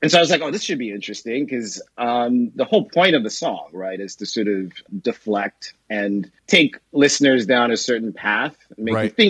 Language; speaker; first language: English; non-native, local second language; Yoruba